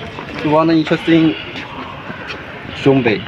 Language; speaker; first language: English; non-native, learner; Chinese